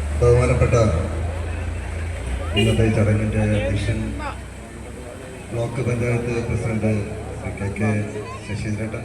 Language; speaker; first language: Malayalam; native; Malayalam